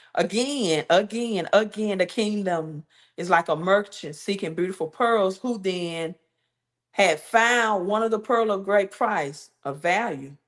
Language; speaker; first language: English; native; English